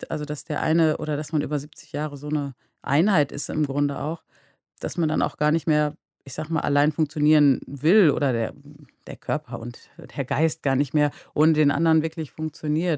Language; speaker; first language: German; native; German